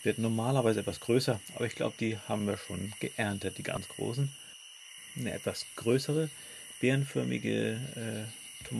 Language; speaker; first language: German; native; German